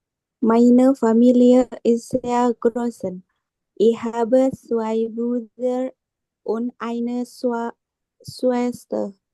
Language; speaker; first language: German; non-native, learner; Indonesian